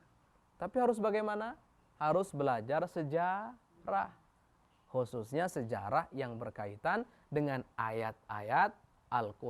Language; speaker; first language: Indonesian; native; Indonesian